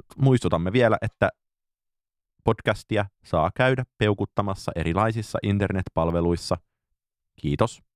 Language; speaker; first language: Finnish; native; Finnish